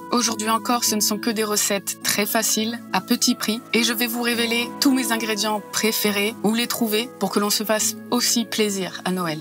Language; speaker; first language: French; native; French